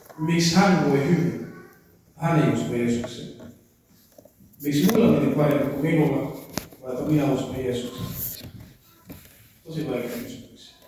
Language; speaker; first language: Finnish; early bilingual, other home language; Kinyarwanda